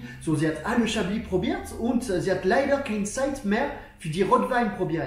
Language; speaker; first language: German; non-native, learner; French